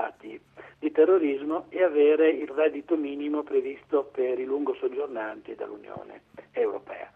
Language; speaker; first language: Italian; native; Italian